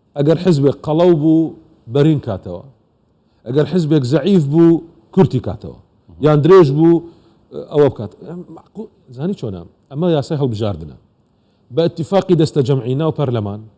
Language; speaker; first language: Central Kurdish; non-native, local second language; Assyrian Neo-Aramaic